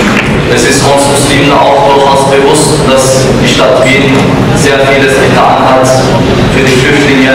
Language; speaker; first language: German; non-native, fluent; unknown